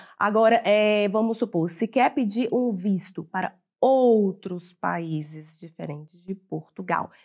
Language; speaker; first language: Portuguese; native; Portuguese